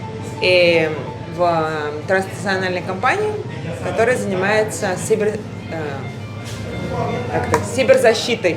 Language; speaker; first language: Russian; native; Russian